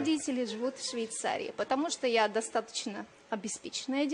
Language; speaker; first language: Russian; native; Russian